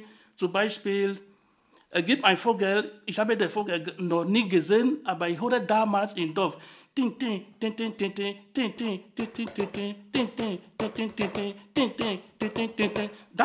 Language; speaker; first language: German; non-native, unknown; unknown